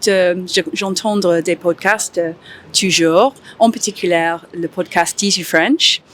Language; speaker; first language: French; non-native, learner; English